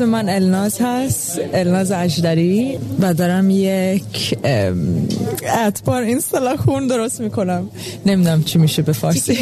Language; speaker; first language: Persian; early bilingual, heritage; Persian